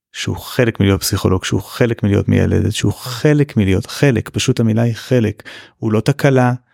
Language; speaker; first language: Hebrew; native; Hebrew